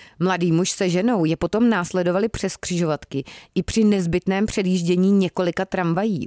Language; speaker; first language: Czech; native; Czech